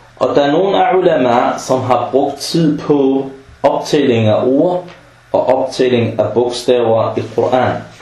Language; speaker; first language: Danish; early bilingual, other home language; Arabic